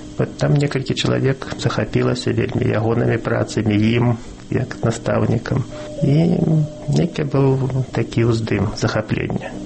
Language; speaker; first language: Belarusian; non-native, local second language; Russian